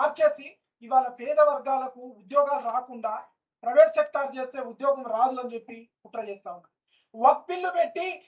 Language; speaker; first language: Telugu; native; Telugu